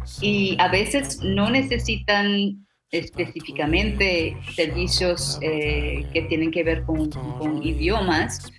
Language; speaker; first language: Spanish; non-native, fluent; English